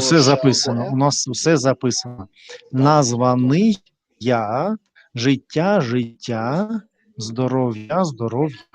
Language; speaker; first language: Ukrainian; non-native, learner; Russian